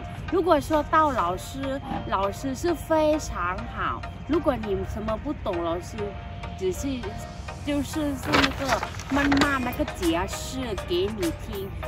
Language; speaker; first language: Chinese; non-native, learner; Thai